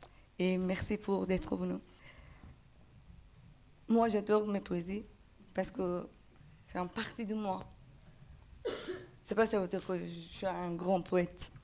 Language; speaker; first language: French; non-native, learner; Persian